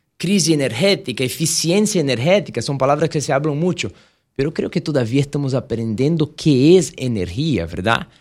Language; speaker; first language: Spanish; non-native, fluent; Portuguese